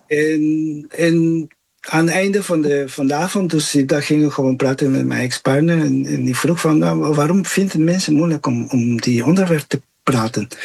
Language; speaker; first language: Dutch; non-native, fluent; Spanish